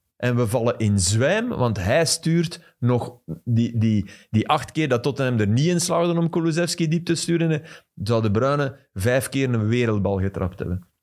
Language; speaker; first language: Dutch; native; Dutch